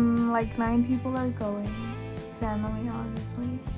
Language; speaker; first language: English; early bilingual, other home language; Spanish